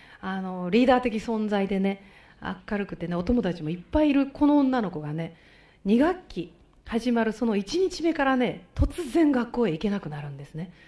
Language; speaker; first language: Japanese; native; Japanese